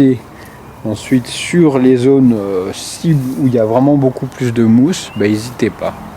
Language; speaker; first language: French; native; French